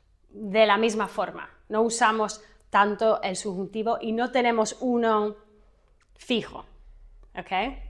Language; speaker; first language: Spanish; non-native, fluent; English